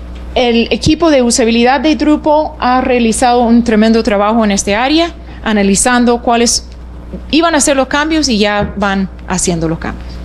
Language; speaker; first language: Spanish; non-native, fluent; English